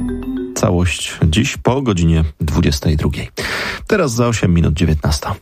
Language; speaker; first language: Polish; native; Polish